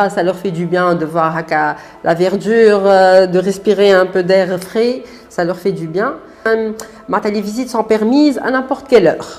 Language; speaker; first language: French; non-native, local second language; Arabic